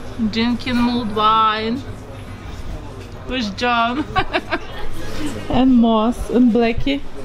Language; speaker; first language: English; non-native, learner; Russian